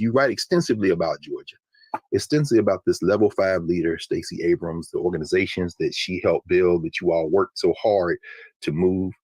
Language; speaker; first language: English; native; English